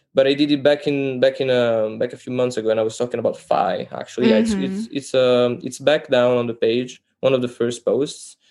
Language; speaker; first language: English; non-native, fluent; Italian